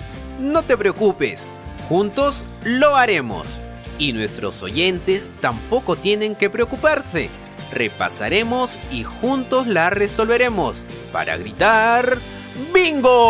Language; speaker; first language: Spanish; native; Spanish